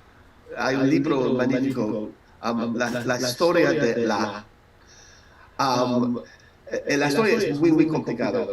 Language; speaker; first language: Spanish; non-native, learner; English